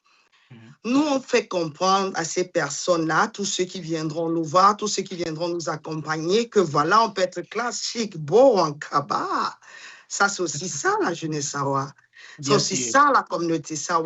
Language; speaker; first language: French; non-native, local second language; Duala